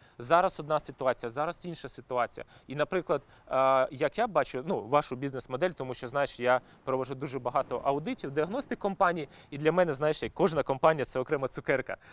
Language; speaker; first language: Ukrainian; non-native, local second language; Russian